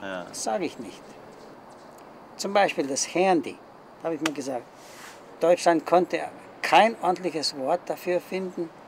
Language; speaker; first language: German; early bilingual, heritage; German